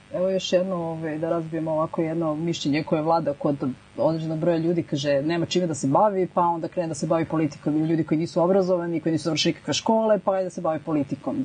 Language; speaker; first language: Serbian; native; Serbian